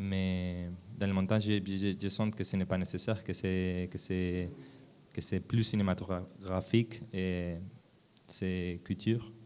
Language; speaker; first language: French; non-native, learner; Spanish